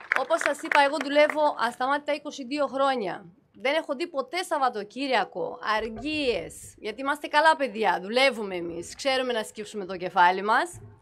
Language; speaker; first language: Greek; non-native, fluent; Romanian